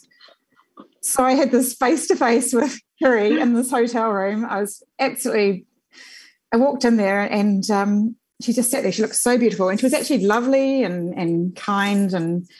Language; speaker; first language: English; native; English